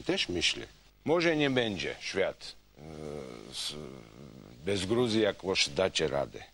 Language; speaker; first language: Polish; non-native, fluent; Georgian